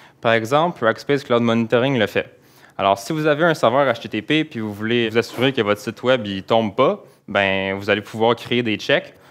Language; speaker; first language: French; native; French